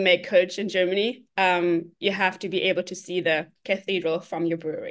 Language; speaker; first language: English; non-native, fluent; German